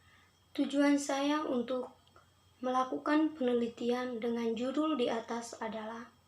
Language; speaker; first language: Indonesian; non-native, local second language; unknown